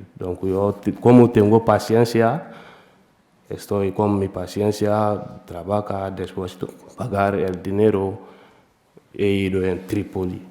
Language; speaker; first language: Spanish; non-native, learner; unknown